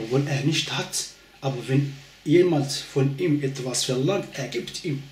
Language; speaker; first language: German; non-native, fluent; Arabic